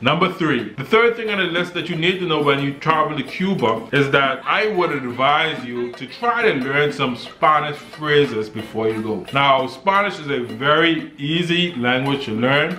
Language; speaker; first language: English; native; English